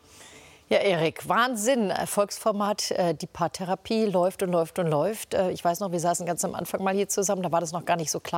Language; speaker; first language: German; native; German